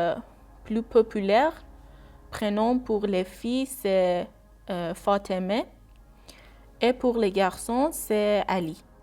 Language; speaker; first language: French; non-native, learner; Persian